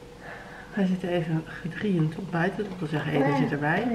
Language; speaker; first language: Dutch; native; Dutch